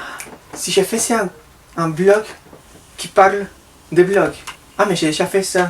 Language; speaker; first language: French; native; French